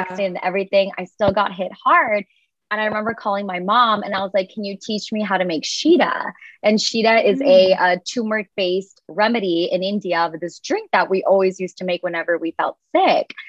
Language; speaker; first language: English; native; English